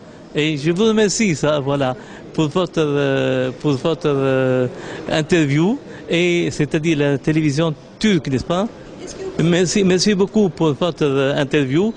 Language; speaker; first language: French; non-native, local second language; Arabic